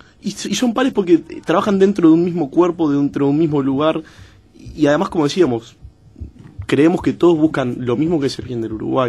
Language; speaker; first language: Spanish; native; Spanish